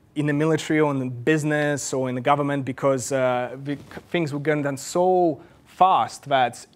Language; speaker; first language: English; non-native, fluent; Russian